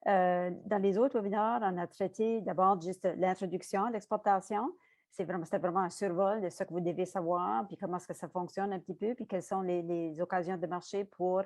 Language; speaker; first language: French; native; French